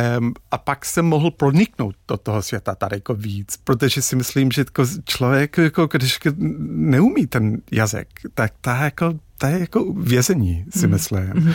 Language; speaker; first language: Czech; non-native, fluent; English